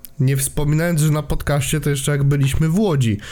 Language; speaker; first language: Polish; native; Polish